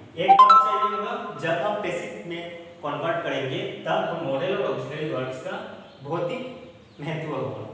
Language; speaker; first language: Hindi; non-native, local second language; Bangla